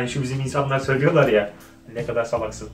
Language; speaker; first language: Turkish; native; Turkish